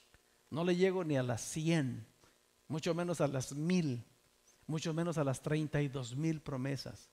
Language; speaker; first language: Spanish; native; Spanish